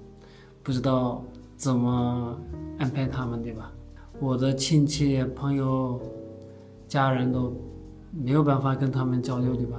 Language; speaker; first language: Chinese; non-native, local second language; Uyghur